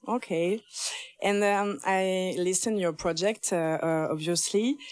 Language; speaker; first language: English; non-native, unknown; French